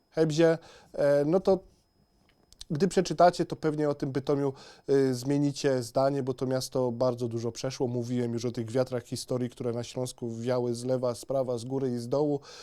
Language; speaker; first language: Polish; native; Polish